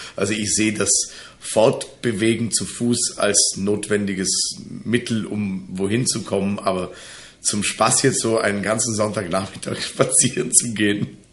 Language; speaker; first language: German; native; German